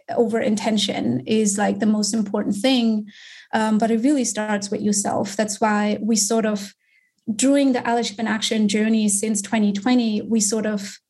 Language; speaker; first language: English; non-native, fluent; German